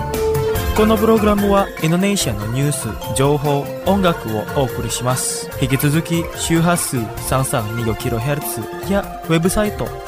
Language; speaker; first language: Japanese; non-native, fluent; Indonesian